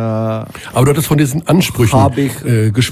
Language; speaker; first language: German; native; German